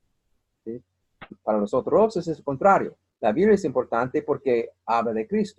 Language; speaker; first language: Spanish; non-native, fluent; English